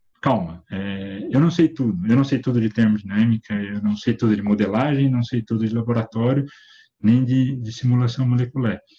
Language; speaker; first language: Portuguese; native; Portuguese